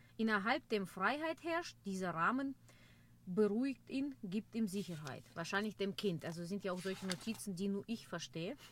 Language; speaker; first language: German; non-native, fluent; Russian